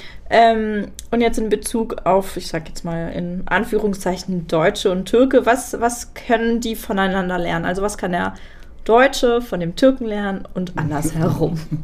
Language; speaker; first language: German; native; German